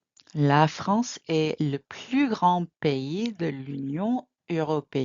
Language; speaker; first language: French; non-native, fluent; English